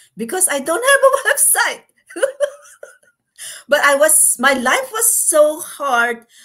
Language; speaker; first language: English; non-native, local second language; Filipino